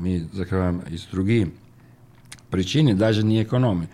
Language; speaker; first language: Russian; non-native, learner; Italian